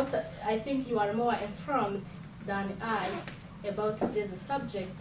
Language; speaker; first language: English; non-native, local second language; Kinyarwanda